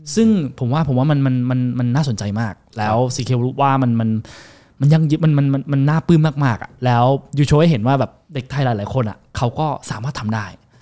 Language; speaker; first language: Thai; non-native, fluent; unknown